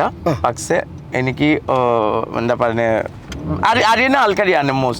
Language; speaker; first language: Malayalam; non-native, local second language; Assamese